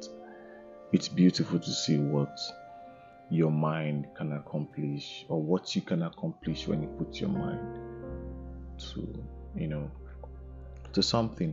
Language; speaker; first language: English; non-native, local second language; Igbo